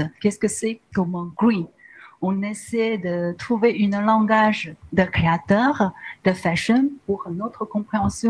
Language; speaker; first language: French; non-native, learner; Chinese